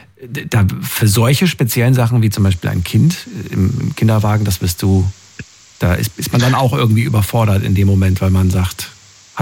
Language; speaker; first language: German; native; German